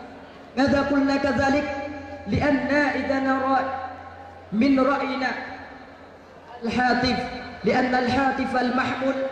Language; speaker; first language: Arabic; non-native, learner; Achinese